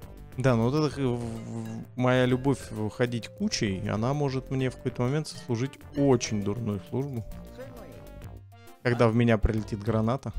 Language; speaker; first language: Russian; native; Russian